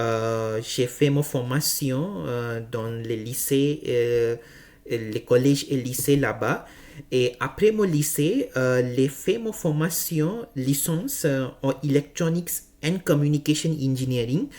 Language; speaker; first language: French; non-native, learner; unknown